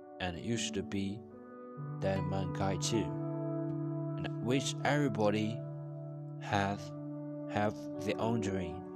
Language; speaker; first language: English; non-native, learner; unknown